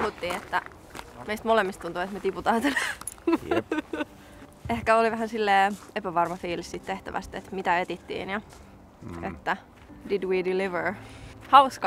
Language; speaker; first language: Finnish; native; Finnish